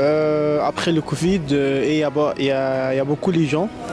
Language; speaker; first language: French; non-native, learner; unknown